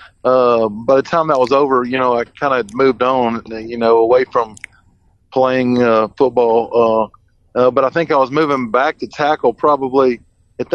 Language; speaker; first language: English; native; English